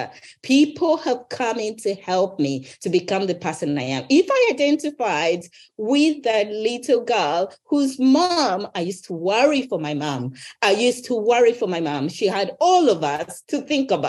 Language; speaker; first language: English; non-native, local second language; Ganda